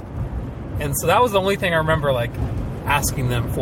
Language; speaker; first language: English; early bilingual, other home language; Ukrainian